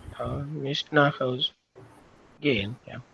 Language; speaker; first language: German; non-native, learner; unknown